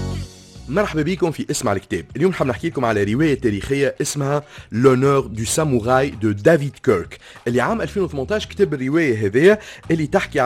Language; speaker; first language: Arabic; native; Arabic